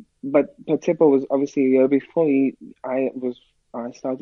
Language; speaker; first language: English; native; English